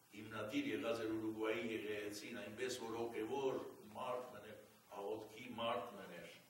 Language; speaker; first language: Armenian; early bilingual, heritage; Armenian